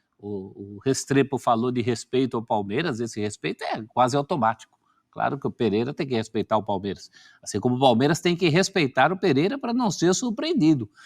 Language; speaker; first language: Portuguese; native; Portuguese